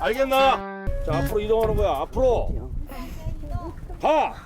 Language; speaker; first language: Korean; native; Korean